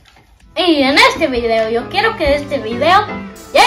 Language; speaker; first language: Spanish; early bilingual, heritage; Spanish